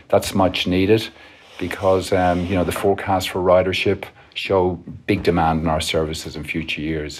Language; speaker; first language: English; native; English